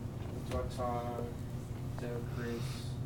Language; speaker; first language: French; non-native, learner; English